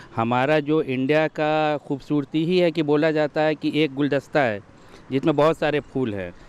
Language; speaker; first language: Hindi; native; Hindi